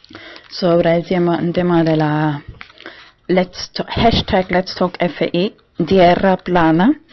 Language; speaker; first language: Spanish; non-native, fluent; German